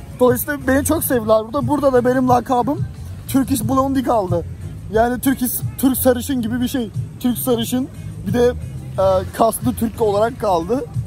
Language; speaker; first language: Turkish; native; Turkish